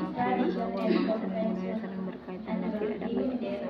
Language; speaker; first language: English; non-native, learner; Indonesian